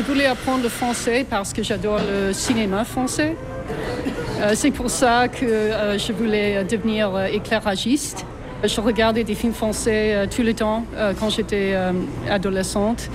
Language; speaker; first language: French; non-native, fluent; English